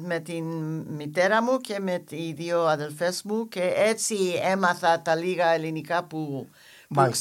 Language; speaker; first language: Greek; non-native, learner; English